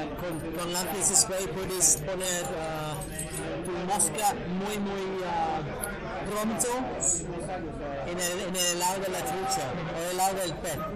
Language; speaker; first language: Spanish; non-native, learner; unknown